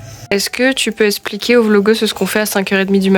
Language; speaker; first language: French; native; French